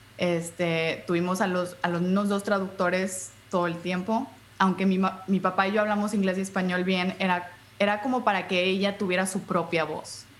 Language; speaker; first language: Spanish; native; Spanish